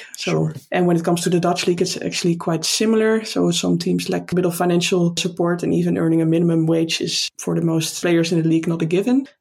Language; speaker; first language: English; non-native, fluent; Dutch